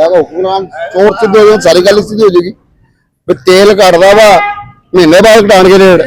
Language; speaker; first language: Urdu; non-native, local second language; Punjabi